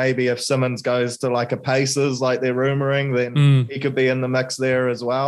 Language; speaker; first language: English; native; English